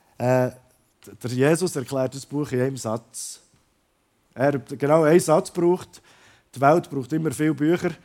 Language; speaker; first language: German; early bilingual, other home language; Croatian